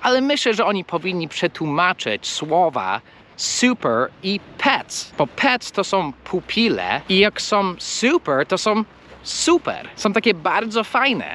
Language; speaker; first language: Polish; non-native, fluent; English